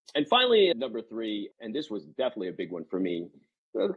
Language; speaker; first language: English; native; English